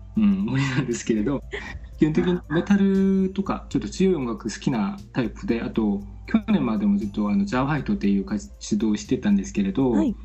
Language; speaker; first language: Japanese; non-native, fluent; Korean